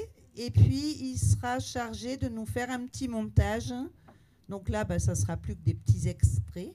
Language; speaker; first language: French; native; French